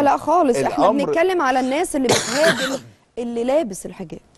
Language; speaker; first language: Arabic; native; Arabic